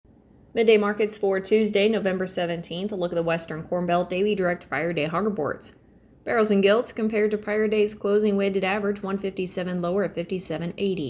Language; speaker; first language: English; native; English